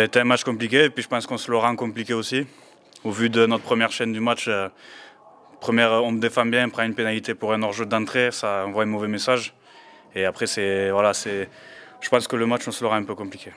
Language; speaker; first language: French; native; French